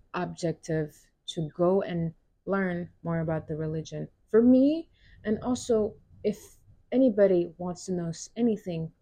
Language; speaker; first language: English; early bilingual, other home language; Wolof